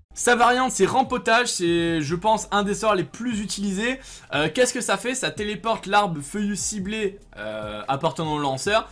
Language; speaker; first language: French; native; French